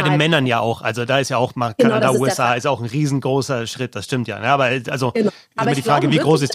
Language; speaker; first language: German; native; German